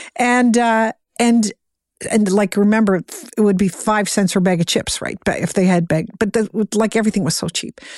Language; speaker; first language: English; native; English